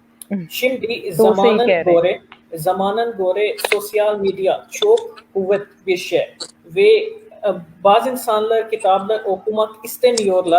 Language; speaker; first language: Turkish; non-native, learner; Urdu